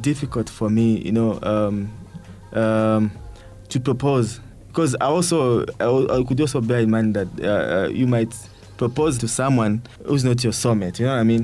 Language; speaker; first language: English; non-native, local second language; Bemba